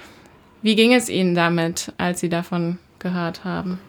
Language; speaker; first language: German; native; German